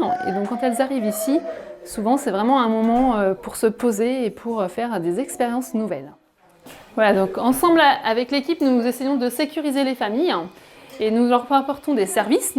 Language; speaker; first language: French; native; French